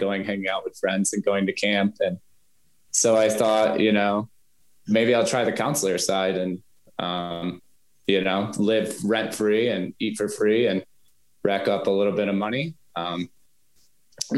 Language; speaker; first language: English; native; English